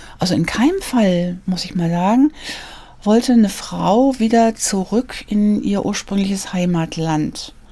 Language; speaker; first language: German; native; German